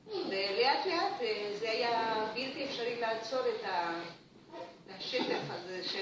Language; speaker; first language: Hebrew; non-native, fluent; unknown